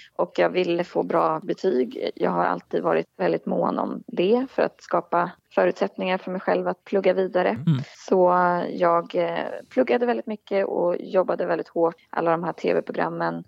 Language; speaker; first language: Swedish; native; Swedish